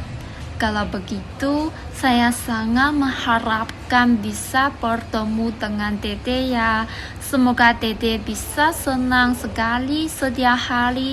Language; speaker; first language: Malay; non-native, learner; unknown